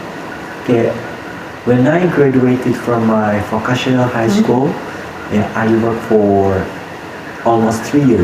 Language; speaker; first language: English; non-native, fluent; Indonesian